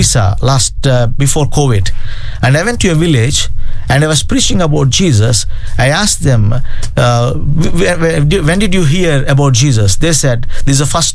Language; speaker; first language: English; non-native, local second language; Telugu